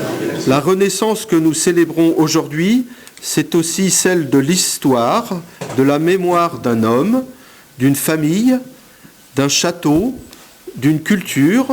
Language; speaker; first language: French; native; French